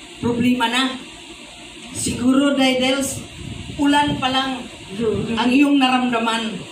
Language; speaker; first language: Filipino; non-native, local second language; Cebuano